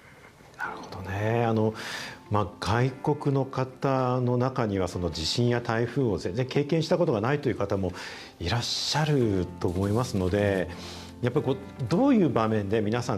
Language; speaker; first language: Japanese; native; Japanese